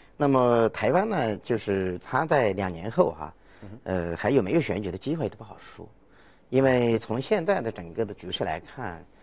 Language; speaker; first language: Chinese; native; Chinese